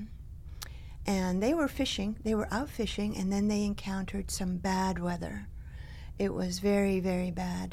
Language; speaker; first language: English; early bilingual, other home language; Spanish